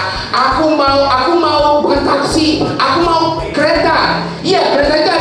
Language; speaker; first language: Indonesian; non-native, fluent; Japanese